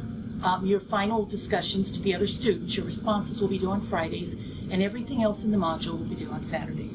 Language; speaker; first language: English; native; English